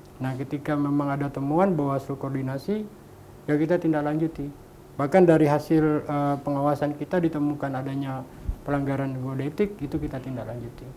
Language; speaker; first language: Indonesian; native; Indonesian